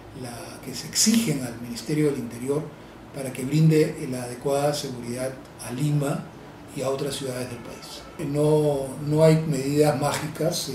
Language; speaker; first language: Spanish; native; Spanish